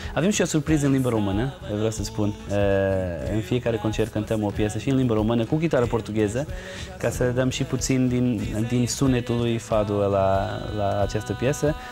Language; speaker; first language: Romanian; non-native, fluent; Portuguese